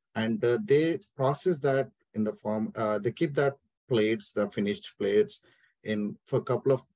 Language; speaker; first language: English; non-native, local second language; Telugu